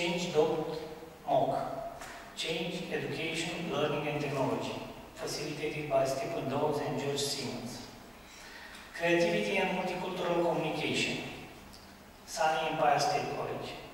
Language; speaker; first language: English; non-native, fluent; Romanian